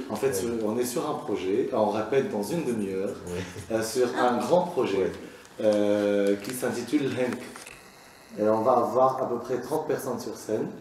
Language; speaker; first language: French; non-native, local second language; Arabic